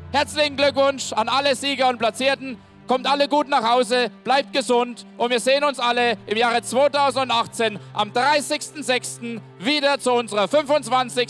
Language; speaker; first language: German; native; German